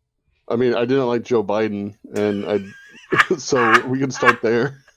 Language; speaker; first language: English; native; English